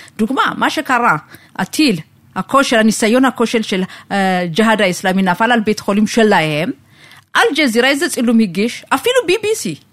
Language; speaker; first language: Hebrew; non-native, fluent; Amharic